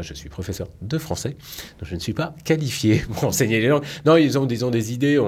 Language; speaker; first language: French; native; French